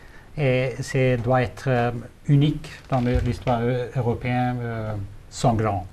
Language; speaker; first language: French; non-native, fluent; Swedish